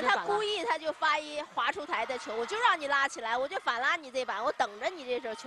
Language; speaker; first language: Chinese; native; Chinese